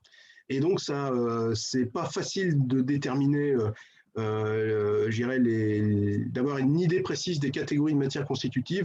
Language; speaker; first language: French; native; French